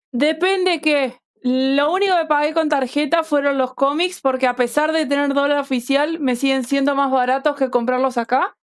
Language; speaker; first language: Spanish; native; Spanish